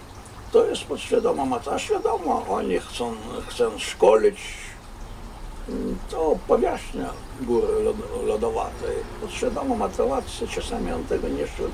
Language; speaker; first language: Polish; non-native, fluent; Russian